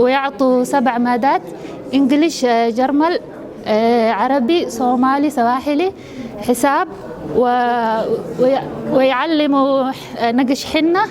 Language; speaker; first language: Arabic; non-native, learner; Somali